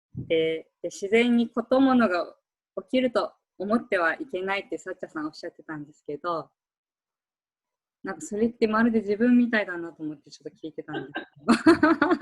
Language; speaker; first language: Japanese; native; Japanese